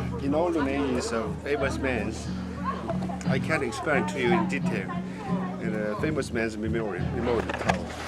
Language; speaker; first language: English; non-native, learner; Korean